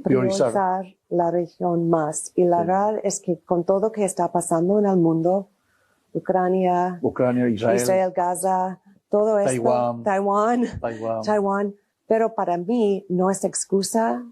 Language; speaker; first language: Spanish; non-native, fluent; English